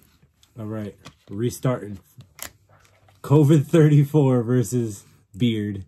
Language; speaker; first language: English; native; English